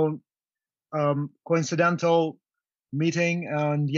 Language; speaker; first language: English; non-native, local second language; Luyia